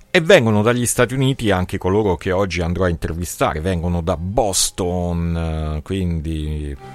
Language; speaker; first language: Italian; native; Italian